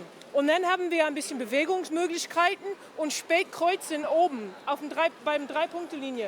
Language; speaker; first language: German; non-native, learner; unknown